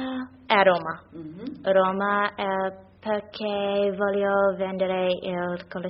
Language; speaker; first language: Italian; non-native, learner; English